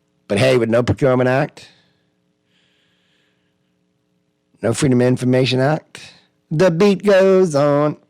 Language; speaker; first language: English; native; English